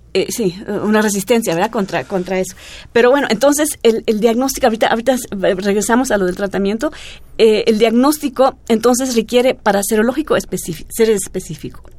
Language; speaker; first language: Spanish; non-native, fluent; German